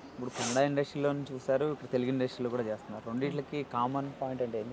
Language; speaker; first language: Telugu; native; Telugu